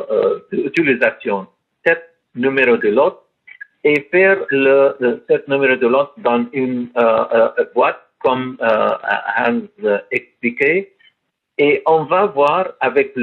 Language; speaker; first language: French; non-native, learner; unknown